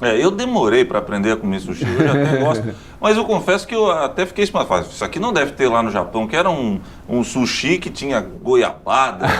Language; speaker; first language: Portuguese; native; Portuguese